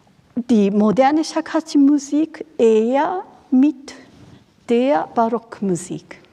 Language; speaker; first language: German; non-native, fluent; Japanese